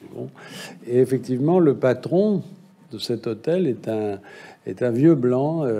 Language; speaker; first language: French; native; French